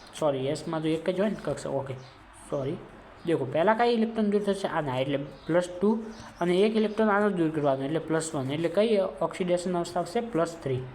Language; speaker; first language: Gujarati; non-native, local second language; Marwari